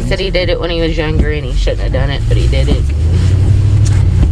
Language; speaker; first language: English; native; English